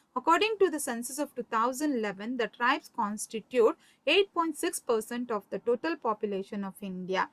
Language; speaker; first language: English; non-native, local second language; Kannada